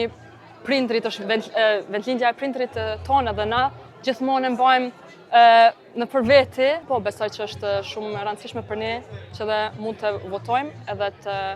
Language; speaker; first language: Albanian; early bilingual, heritage; Albanian